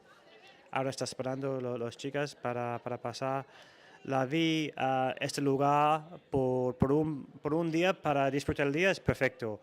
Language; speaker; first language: Spanish; non-native, learner; English